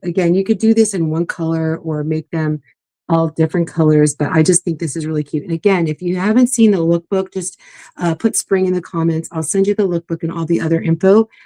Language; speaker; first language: English; native; English